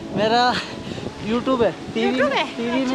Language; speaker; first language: Hindi; non-native, local second language; Malayalam